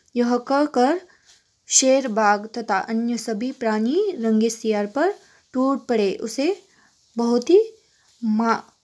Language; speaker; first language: Hindi; non-native, local second language; Kannada